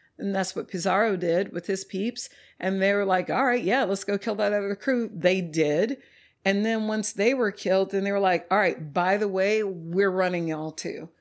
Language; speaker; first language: English; native; English